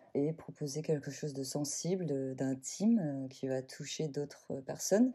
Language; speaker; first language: French; native; French